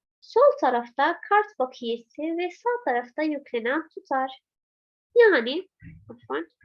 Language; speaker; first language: Turkish; non-native, fluent; Arabic